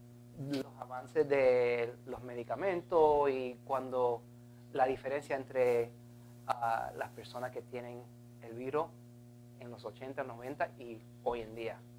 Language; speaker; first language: Spanish; early bilingual, heritage; Spanish